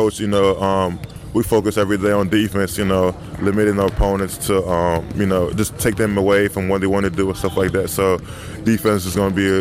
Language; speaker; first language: English; non-native, fluent; French